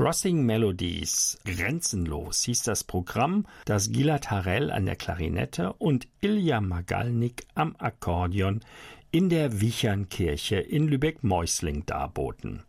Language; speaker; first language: German; native; German